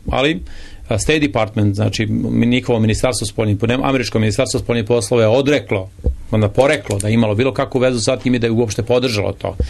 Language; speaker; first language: Serbian; native; Serbian